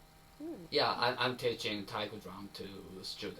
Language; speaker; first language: English; non-native, learner; Japanese